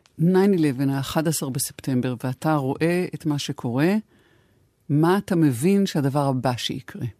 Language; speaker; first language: Hebrew; native; Hebrew